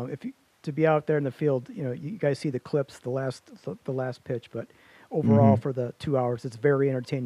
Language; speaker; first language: English; native; English